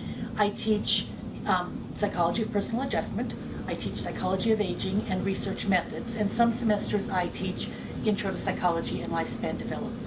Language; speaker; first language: English; native; English